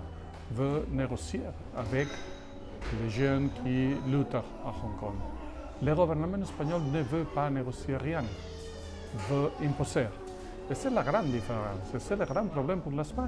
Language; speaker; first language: French; non-native, fluent; Catalan